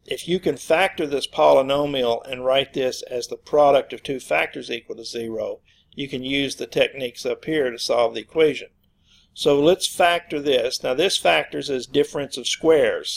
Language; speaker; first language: English; native; English